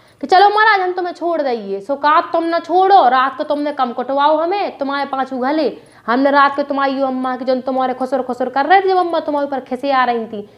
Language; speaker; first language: Hindi; native; Hindi